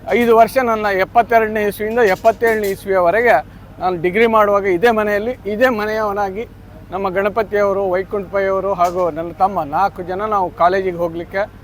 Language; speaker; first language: Kannada; non-native, local second language; Konkani